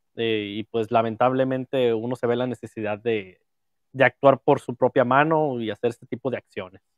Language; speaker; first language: Spanish; native; Spanish